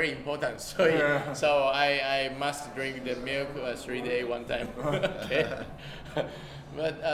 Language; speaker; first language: English; non-native, learner; Japanese